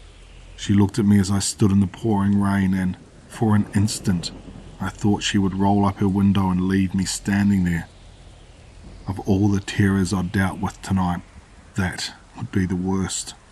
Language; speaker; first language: English; native; English